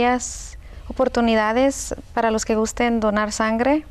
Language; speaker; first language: Spanish; early bilingual, heritage; Spanish